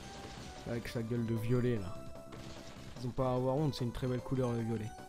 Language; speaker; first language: French; native; French